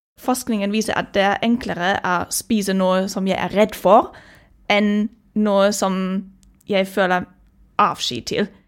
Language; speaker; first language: Norwegian; non-native, fluent; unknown